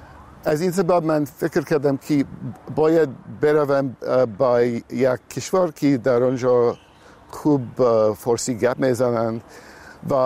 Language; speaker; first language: Persian; non-native, fluent; English